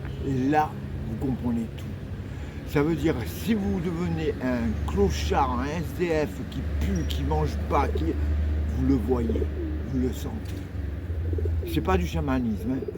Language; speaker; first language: French; native; French